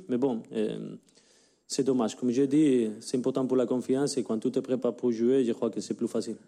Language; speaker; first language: French; non-native, learner; Spanish